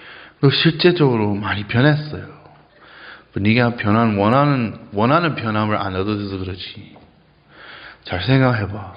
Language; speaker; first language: Korean; non-native, fluent; English